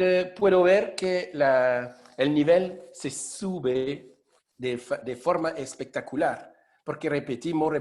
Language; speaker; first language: Spanish; non-native, fluent; French